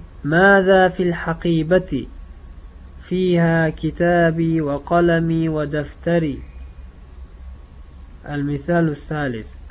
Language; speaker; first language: Arabic; non-native, fluent; Uzbek